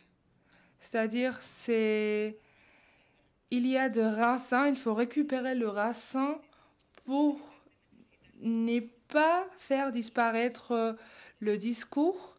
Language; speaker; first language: French; non-native, fluent; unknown